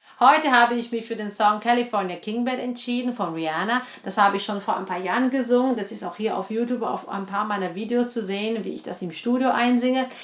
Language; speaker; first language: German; non-native, fluent; Italian